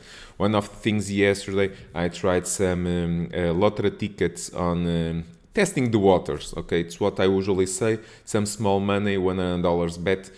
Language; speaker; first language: English; non-native, fluent; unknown